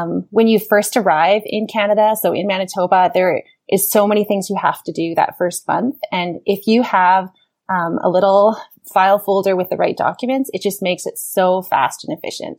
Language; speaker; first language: English; native; English